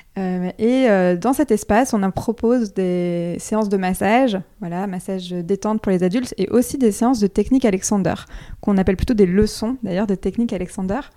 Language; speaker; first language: French; native; French